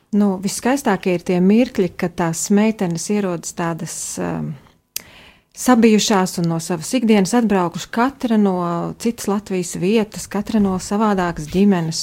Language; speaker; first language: Latvian; native; Latvian